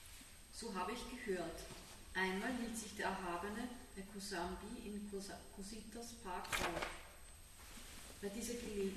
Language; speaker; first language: German; native; German